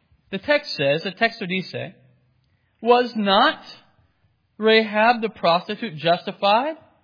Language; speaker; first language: English; native; English